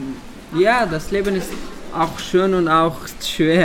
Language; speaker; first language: German; non-native, learner; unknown